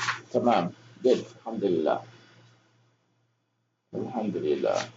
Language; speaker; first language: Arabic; non-native, fluent; English